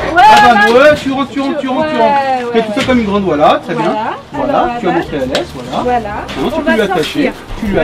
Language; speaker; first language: French; native; French